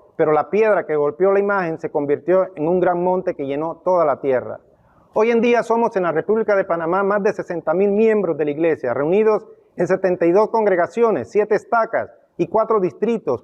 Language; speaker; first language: Spanish; native; Spanish